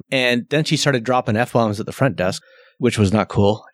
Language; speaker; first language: English; early bilingual, other home language; Slovenian